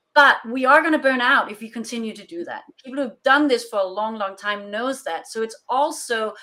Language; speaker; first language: English; non-native, fluent; Danish